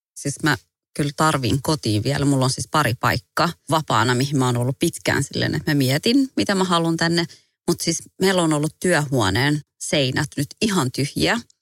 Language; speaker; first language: Finnish; early bilingual, heritage; Finnish